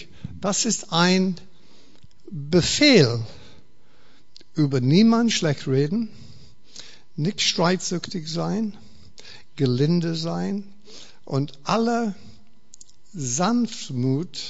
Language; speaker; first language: German; non-native, fluent; English